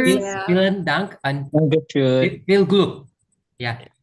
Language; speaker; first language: German; non-native, learner; Indonesian